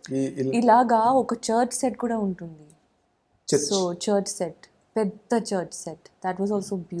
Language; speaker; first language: Telugu; non-native, learner; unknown